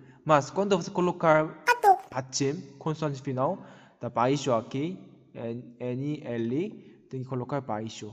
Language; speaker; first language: Portuguese; non-native, learner; Korean